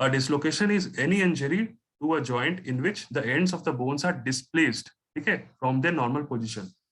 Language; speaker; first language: Hindi; non-native, local second language; Bangla